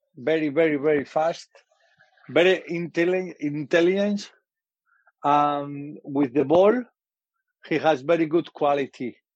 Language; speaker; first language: English; non-native, learner; Spanish